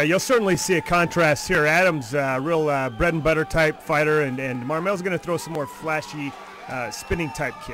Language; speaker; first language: English; native; English